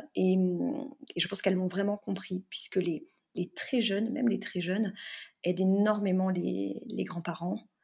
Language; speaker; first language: French; native; French